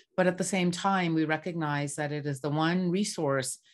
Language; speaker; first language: English; non-native, local second language; Bangla